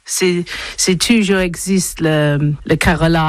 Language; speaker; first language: French; non-native, learner; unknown